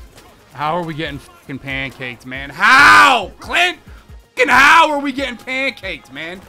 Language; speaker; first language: English; native; English